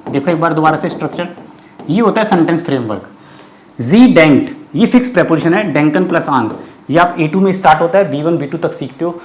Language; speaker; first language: Hindi; native; Hindi